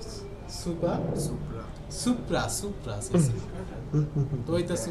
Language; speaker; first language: Japanese; non-native, learner; Bangla